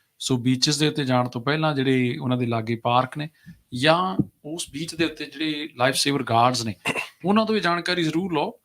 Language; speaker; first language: Punjabi; native; Punjabi